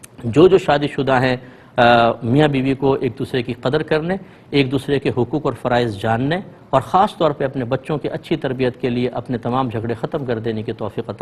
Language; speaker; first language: Urdu; native; Urdu